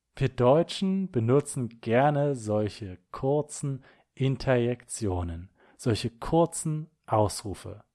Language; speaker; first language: German; native; German